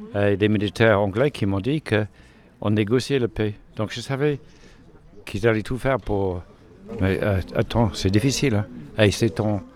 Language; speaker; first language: French; non-native, fluent; English